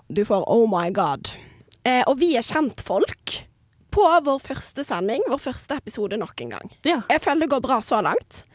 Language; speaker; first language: Norwegian; native; Norwegian